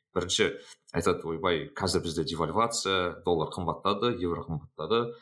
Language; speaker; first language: Kazakh; native; Kazakh